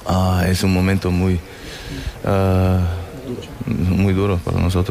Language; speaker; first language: Spanish; non-native, learner; German